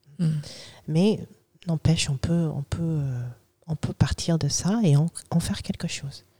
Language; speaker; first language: French; non-native, fluent; English